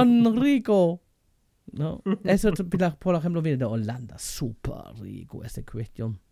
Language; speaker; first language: Spanish; non-native, fluent; German